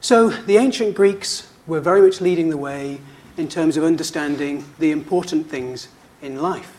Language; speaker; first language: English; native; English